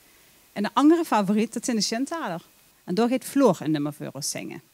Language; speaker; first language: Dutch; native; Dutch